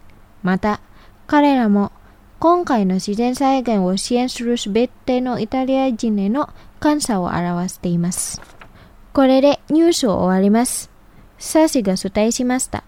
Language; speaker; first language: Japanese; non-native, fluent; Indonesian